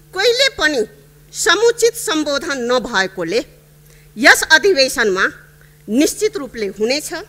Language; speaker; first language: Nepali; non-native, local second language; Maithili